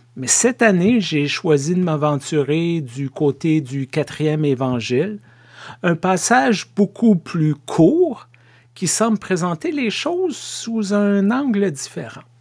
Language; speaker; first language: French; native; French